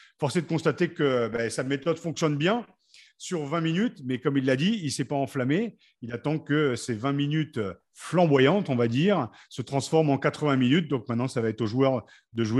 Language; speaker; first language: French; native; French